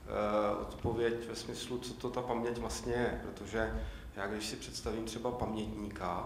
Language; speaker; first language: Czech; native; Czech